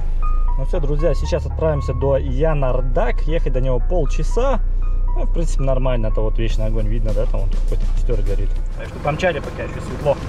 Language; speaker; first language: Russian; native; Russian